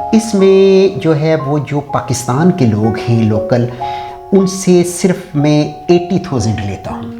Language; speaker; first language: Urdu; non-native, local second language; Pahari-Potwari